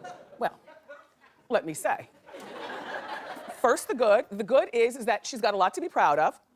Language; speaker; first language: English; native; English